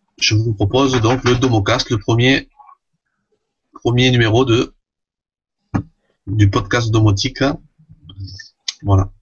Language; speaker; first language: French; native; French